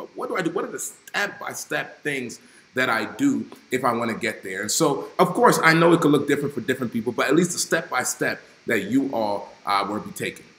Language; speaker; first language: English; native; English